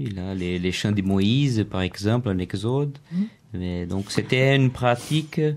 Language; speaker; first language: French; non-native, learner; Portuguese